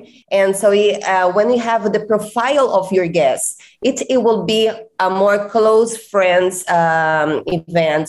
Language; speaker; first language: English; non-native, fluent; Portuguese